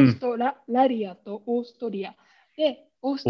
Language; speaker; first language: Japanese; non-native, learner; German